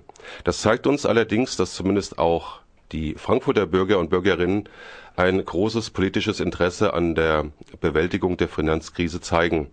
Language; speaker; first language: German; native; German